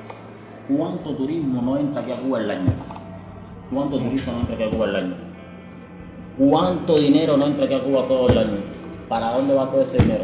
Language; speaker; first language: Spanish; native; Spanish